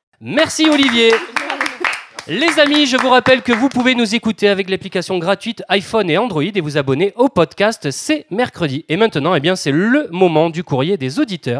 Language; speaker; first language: French; native; French